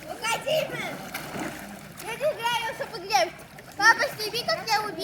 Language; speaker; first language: Russian; native; Russian